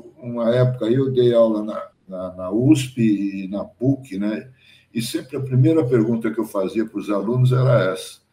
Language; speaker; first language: Portuguese; early bilingual, other home language; German